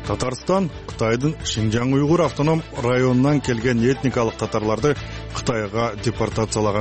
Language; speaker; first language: Kyrgyz; native; Kyrgyz